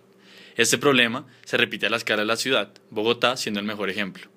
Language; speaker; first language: Spanish; native; Spanish